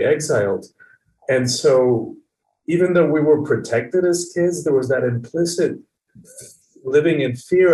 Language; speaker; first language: English; early bilingual, other home language; Spanish